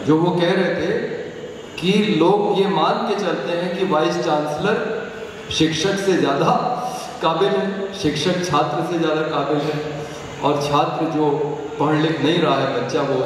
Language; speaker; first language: Hindi; native; Hindi